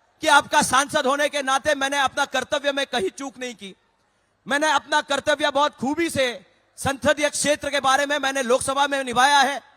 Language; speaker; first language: Hindi; non-native, local second language; Marathi